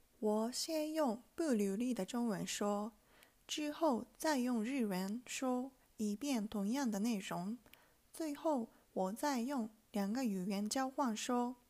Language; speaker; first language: Chinese; non-native, learner; Japanese